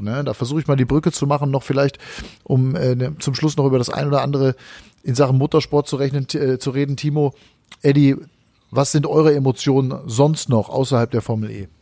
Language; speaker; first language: German; native; German